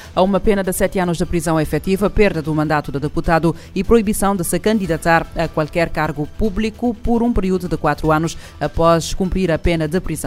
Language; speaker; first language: Portuguese; non-native, local second language; Kabuverdianu